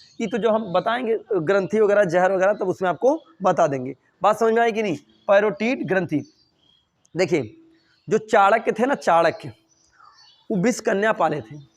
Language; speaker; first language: Hindi; native; Hindi